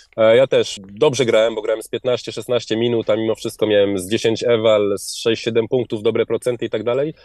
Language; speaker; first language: Polish; early bilingual, heritage; Polish